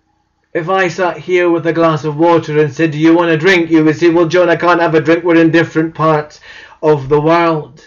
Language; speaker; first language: English; native; English